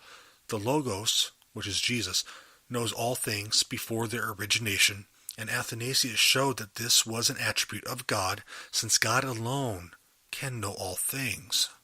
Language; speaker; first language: English; native; English